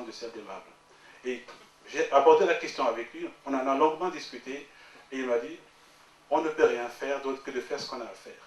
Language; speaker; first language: French; native; French